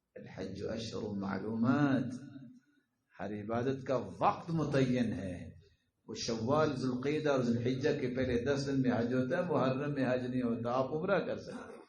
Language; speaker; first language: Urdu; non-native, local second language; Northern Hindko